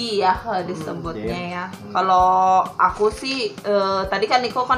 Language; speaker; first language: Indonesian; native; Indonesian